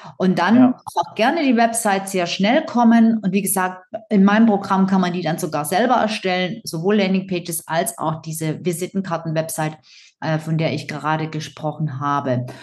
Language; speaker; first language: German; native; German